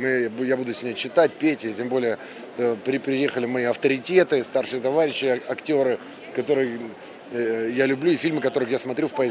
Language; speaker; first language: Russian; native; Russian